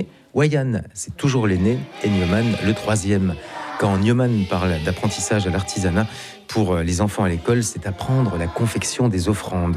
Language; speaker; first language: French; native; French